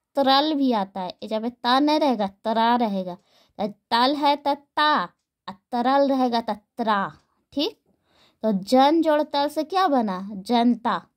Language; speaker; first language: Hindi; native; Hindi